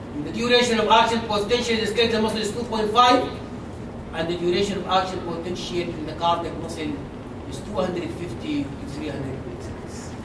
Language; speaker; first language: English; non-native, fluent; Arabic